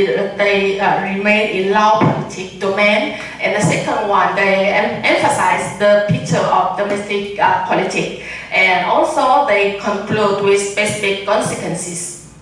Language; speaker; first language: English; non-native, learner; Vietnamese